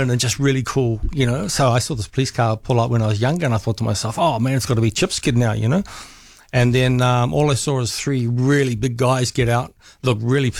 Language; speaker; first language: English; native; English